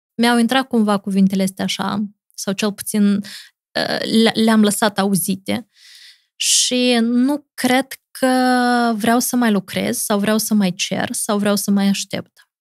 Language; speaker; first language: Romanian; native; Romanian